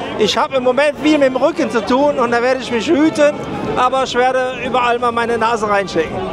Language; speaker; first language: German; native; German